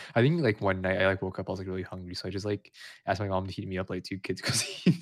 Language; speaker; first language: English; early bilingual, other home language; Vietnamese